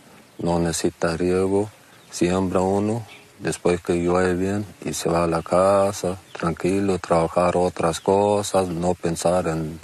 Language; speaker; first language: Spanish; non-native, local second language; Plautdietsch